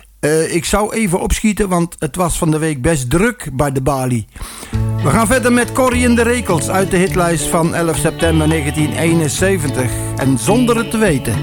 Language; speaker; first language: Dutch; native; Dutch